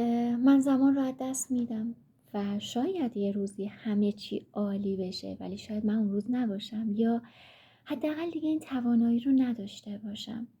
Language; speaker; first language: Persian; native; Persian